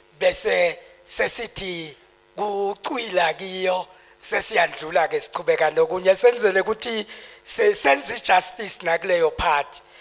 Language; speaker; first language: Zulu; native; Zulu